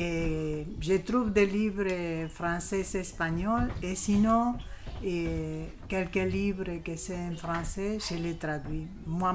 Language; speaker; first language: French; non-native, learner; Spanish